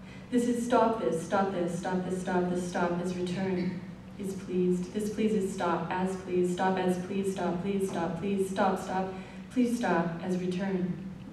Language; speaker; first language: English; native; English